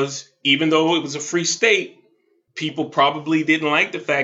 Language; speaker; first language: English; native; English